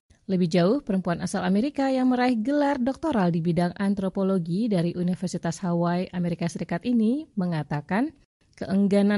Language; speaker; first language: Indonesian; native; Indonesian